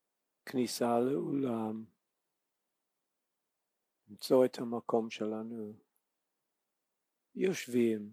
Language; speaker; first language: Hebrew; non-native, fluent; English